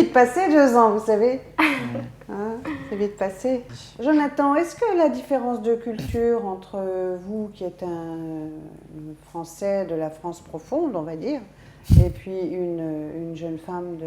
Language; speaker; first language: French; native; French